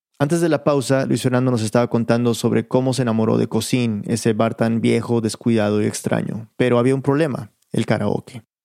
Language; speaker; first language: Spanish; early bilingual, heritage; Spanish